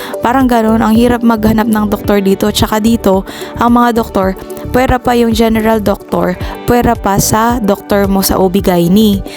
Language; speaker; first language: Filipino; native; Filipino